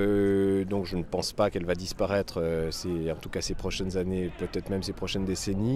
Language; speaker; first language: French; native; French